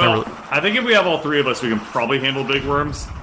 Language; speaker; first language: English; native; English